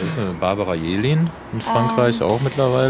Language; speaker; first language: German; native; German